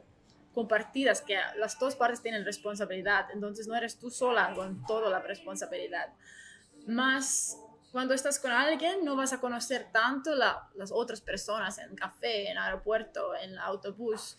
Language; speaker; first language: Spanish; non-native, learner; Estonian